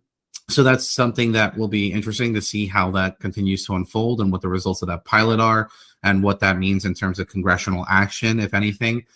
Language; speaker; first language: English; native; English